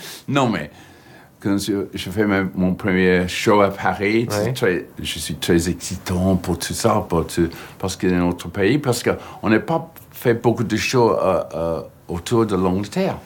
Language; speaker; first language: French; non-native, fluent; English